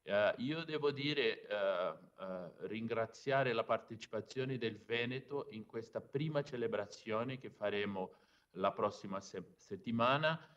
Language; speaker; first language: Italian; non-native, fluent; Portuguese